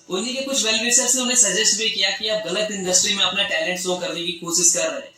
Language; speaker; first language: Hindi; native; Hindi